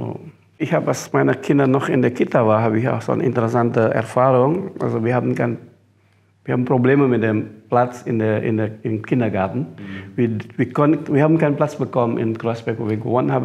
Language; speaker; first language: German; non-native, fluent; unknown